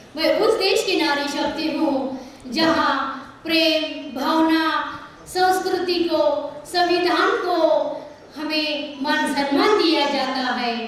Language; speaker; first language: Hindi; non-native, local second language; Marathi